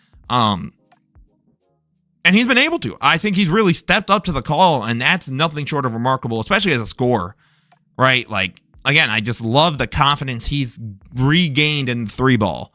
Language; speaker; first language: English; native; English